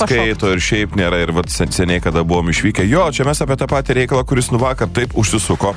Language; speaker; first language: Lithuanian; native; Lithuanian